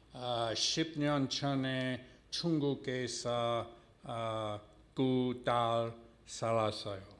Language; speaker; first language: Korean; non-native, learner; English